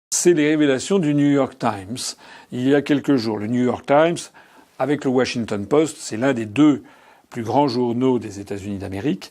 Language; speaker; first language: French; native; French